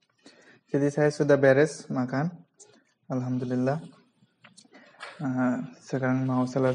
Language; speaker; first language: Indonesian; non-native, fluent; Bangla